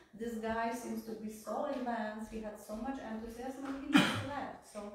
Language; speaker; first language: English; non-native, fluent; Polish